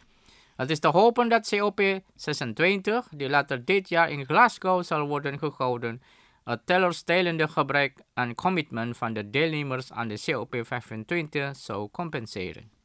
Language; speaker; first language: Dutch; non-native, fluent; Indonesian